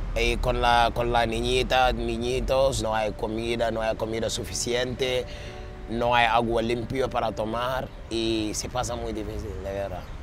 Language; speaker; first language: Spanish; non-native, learner; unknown